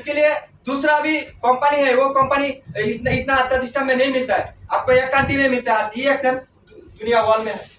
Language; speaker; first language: Hindi; non-native, learner; Bangla